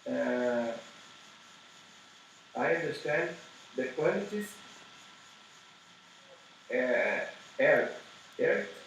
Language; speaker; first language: English; non-native, learner; Portuguese